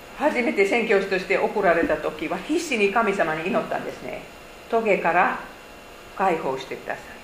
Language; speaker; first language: Japanese; non-native, fluent; Finnish